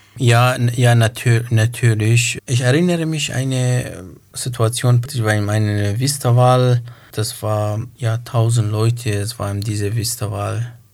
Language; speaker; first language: German; non-native, learner; Kurdish